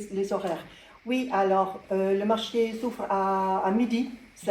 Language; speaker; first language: French; non-native, learner; English